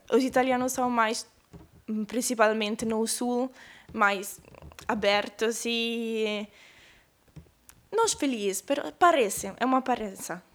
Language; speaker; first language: Portuguese; non-native, learner; Italian